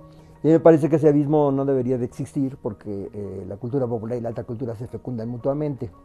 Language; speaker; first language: Spanish; native; Spanish